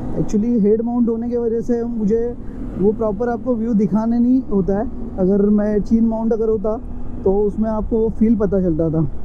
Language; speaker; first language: Hindi; non-native, local second language; Marathi